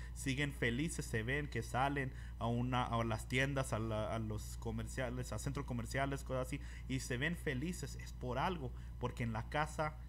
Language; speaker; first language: Spanish; native; Spanish